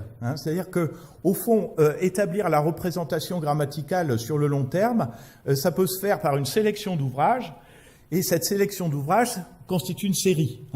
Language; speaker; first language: French; native; French